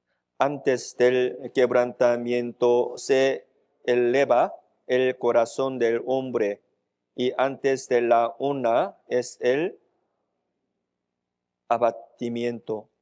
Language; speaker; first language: Spanish; non-native, fluent; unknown